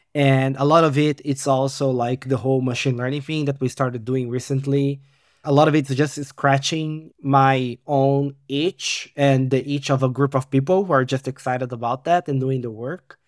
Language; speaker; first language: English; non-native, fluent; Portuguese